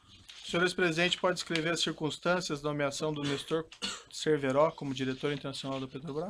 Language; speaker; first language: Portuguese; native; Portuguese